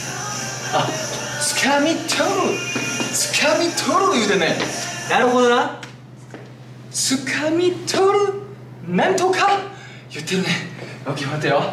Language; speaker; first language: Japanese; native; Japanese